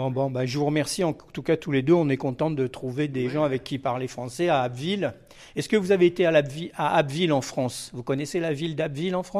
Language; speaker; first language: French; native; French